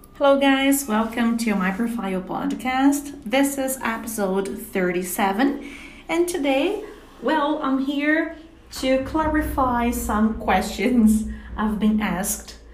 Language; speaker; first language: English; non-native, fluent; Portuguese